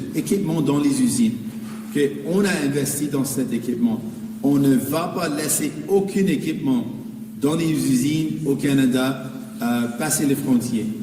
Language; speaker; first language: French; non-native, fluent; English